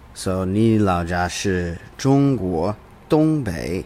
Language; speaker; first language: Chinese; non-native, learner; English